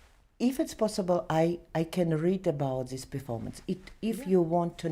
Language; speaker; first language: English; non-native, learner; Belarusian